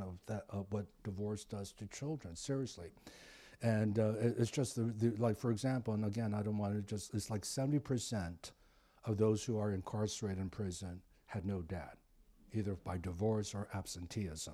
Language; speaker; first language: English; native; English